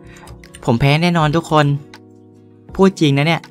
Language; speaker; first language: Thai; native; Thai